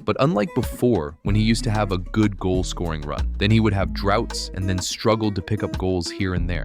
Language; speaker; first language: English; native; English